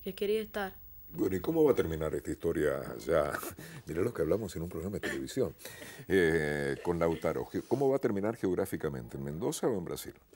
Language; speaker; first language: Spanish; native; Spanish